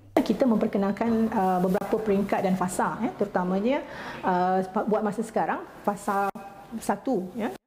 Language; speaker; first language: Malay; native; Malay